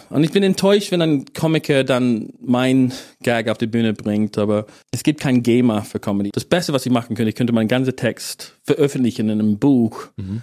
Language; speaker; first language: German; non-native, fluent; English